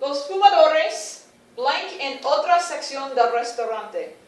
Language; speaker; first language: Spanish; non-native, fluent; English